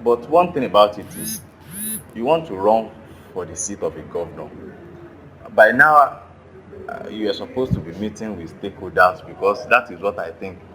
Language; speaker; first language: English; non-native, local second language; Yoruba